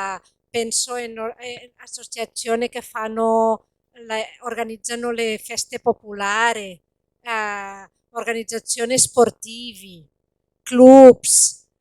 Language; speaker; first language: Italian; non-native, fluent; Catalan